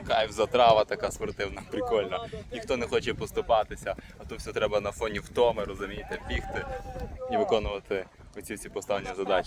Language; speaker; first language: Ukrainian; native; Ukrainian